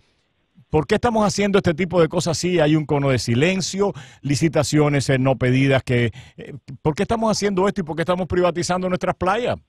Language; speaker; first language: Spanish; native; Spanish